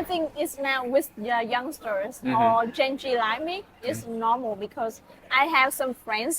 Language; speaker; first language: English; non-native, learner; Vietnamese